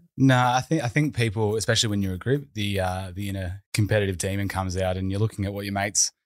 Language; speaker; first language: English; native; English